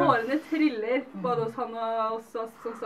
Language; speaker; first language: Norwegian; native; Norwegian